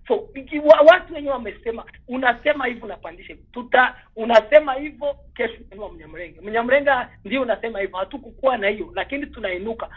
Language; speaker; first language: Swahili; non-native, local second language; Kinyarwanda